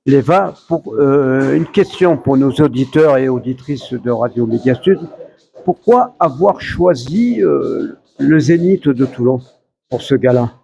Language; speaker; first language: French; native; French